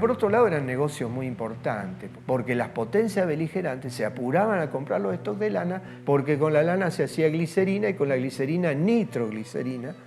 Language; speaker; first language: Spanish; native; Spanish